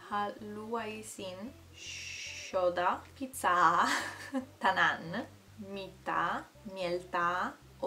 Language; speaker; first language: Finnish; non-native, learner; Italian